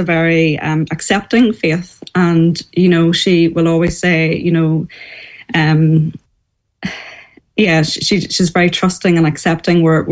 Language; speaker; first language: English; native; English